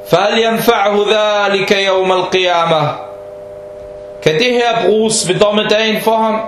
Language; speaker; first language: Danish; early bilingual, heritage; Danish